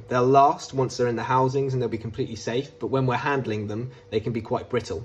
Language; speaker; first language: English; native; English